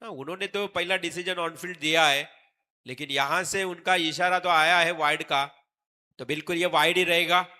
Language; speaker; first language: Hindi; non-native, local second language; Marathi